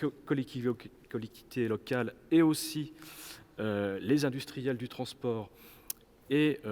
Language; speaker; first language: French; native; French